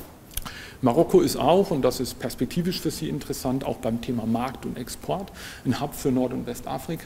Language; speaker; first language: German; native; German